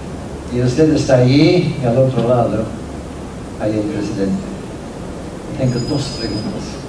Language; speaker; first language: Spanish; non-native, fluent; Norwegian